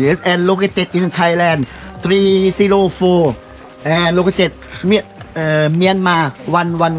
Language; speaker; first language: English; non-native, learner; Thai